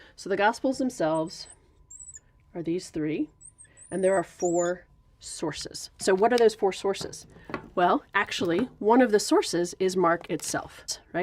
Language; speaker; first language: English; native; English